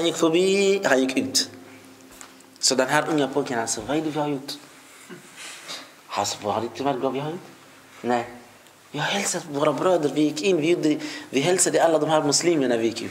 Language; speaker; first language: Swedish; non-native, fluent; Arabic